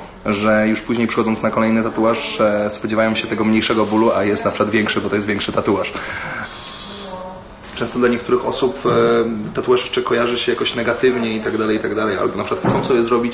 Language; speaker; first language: Polish; native; Polish